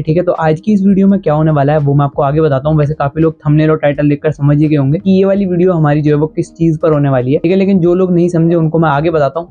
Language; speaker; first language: Hindi; native; Hindi